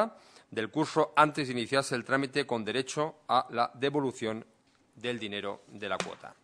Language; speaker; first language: Spanish; native; Spanish